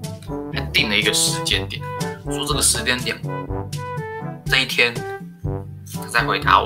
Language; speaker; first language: Chinese; native; Chinese